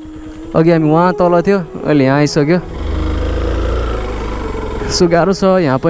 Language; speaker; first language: Nepali; native; Nepali